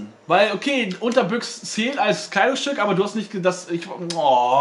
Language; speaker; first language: German; native; German